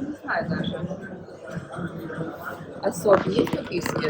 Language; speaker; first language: Russian; non-native, fluent; Lithuanian